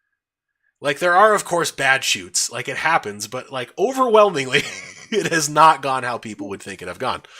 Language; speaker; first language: English; native; English